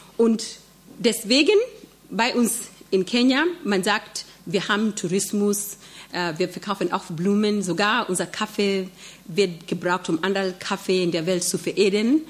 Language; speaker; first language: German; non-native, fluent; Swahili